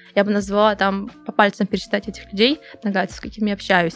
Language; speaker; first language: Russian; non-native, local second language; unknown